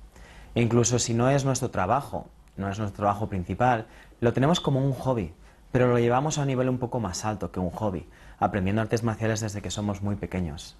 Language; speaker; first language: Spanish; native; Spanish